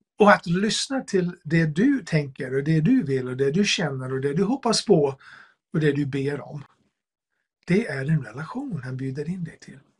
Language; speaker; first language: Swedish; non-native, fluent; English